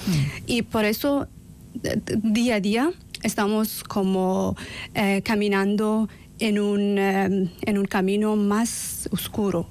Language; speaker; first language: Spanish; non-native, learner; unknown